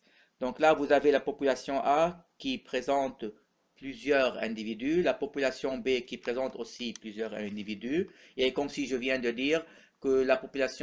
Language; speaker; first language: French; non-native, local second language; Arabic